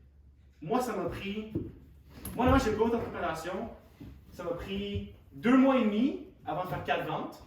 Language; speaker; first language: French; native; French